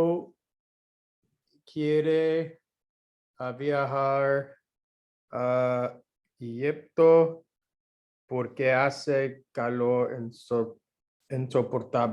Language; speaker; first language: Spanish; non-native, learner; English